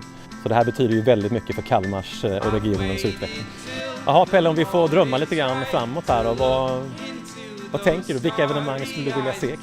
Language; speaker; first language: Swedish; native; Swedish